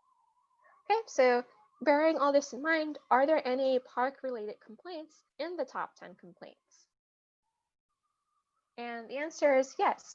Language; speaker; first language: English; native; English